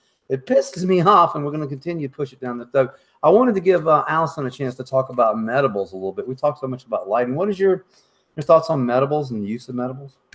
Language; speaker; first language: English; native; English